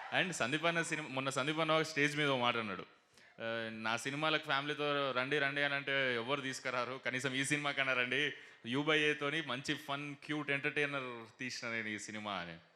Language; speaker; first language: Telugu; native; Telugu